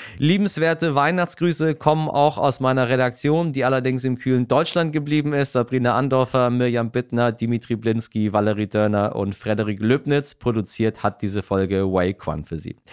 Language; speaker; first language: German; early bilingual, other home language; Persian